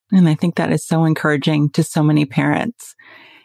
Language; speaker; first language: English; native; English